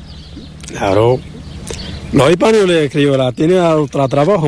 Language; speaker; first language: Spanish; non-native, learner; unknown